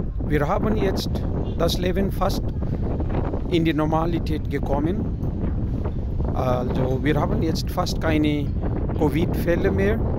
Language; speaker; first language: German; non-native, learner; Nepali